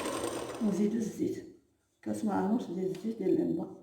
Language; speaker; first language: Arabic; native; Arabic